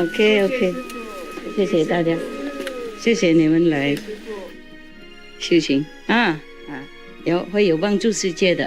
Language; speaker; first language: Chinese; non-native, fluent; Vietnamese